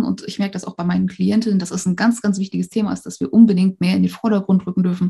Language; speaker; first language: German; native; German